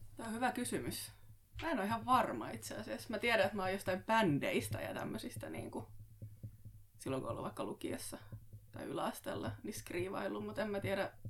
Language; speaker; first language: Finnish; native; Finnish